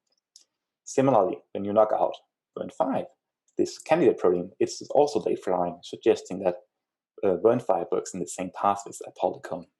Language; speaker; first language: English; non-native, fluent; Danish